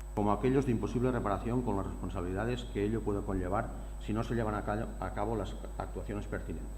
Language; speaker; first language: Spanish; non-native, local second language; Catalan